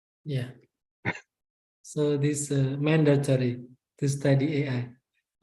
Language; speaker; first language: English; non-native, fluent; Indonesian